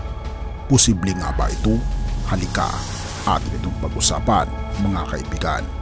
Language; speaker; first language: Filipino; native; Filipino